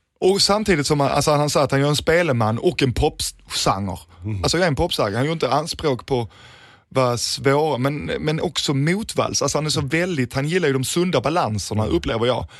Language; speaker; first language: Swedish; early bilingual, other home language; Danish